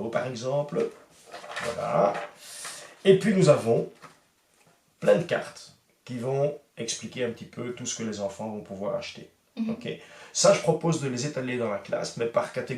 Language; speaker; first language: French; native; French